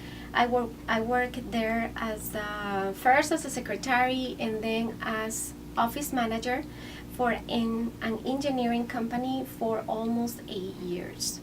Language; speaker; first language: English; non-native, fluent; Spanish